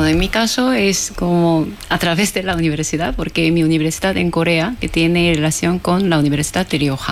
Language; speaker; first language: Spanish; non-native, fluent; Korean